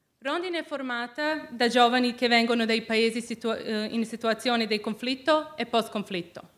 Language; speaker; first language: Italian; non-native, fluent; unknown